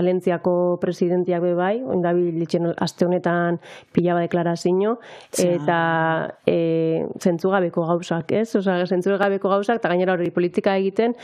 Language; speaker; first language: Basque; native; Basque